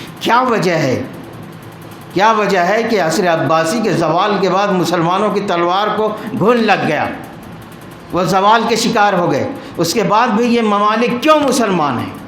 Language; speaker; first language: Urdu; native; Urdu